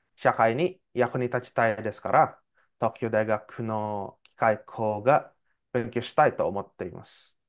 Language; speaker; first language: Japanese; non-native, fluent; Indonesian